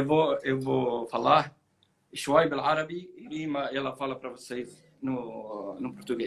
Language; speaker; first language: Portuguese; non-native, learner; Arabic